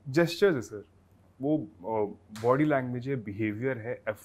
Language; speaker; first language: Hindi; native; Hindi